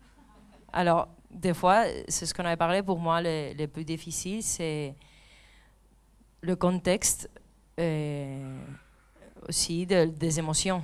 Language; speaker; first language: French; non-native, fluent; Spanish